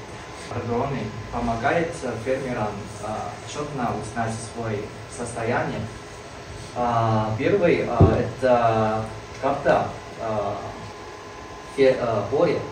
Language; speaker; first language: Russian; non-native, learner; Chinese